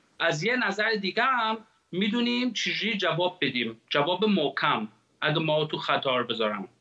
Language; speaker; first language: Persian; early bilingual, heritage; Persian